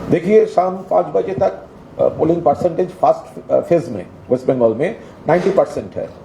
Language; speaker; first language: Hindi; non-native, local second language; Bangla